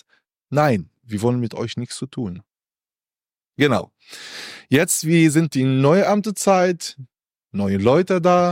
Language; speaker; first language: German; non-native, learner; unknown